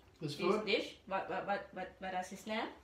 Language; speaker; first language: English; non-native, learner; Thai